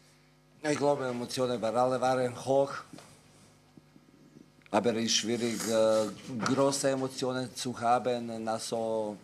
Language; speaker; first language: German; non-native, fluent; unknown